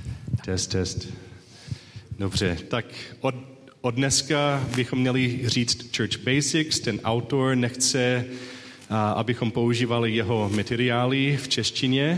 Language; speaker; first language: Czech; non-native, learner; English